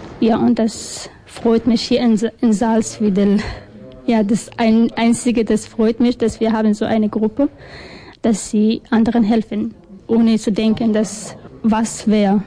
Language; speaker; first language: German; non-native, learner; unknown